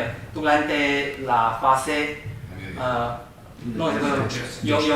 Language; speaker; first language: Spanish; non-native, fluent; Chinese